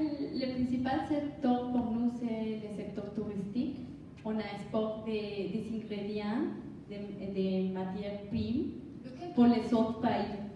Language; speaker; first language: French; non-native, learner; Spanish